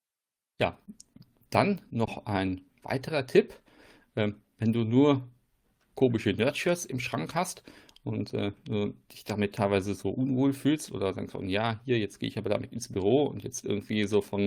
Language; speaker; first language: German; native; German